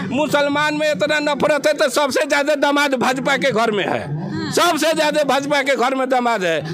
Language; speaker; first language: Hindi; native; Hindi